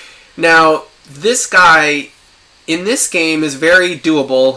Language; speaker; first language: English; native; English